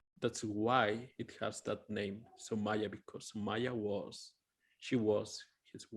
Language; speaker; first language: English; non-native, fluent; Spanish